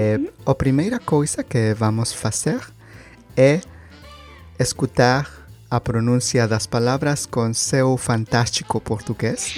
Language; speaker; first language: Portuguese; non-native, learner; Spanish